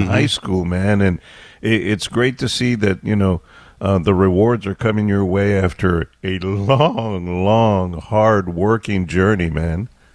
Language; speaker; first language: English; early bilingual, other home language; Spanish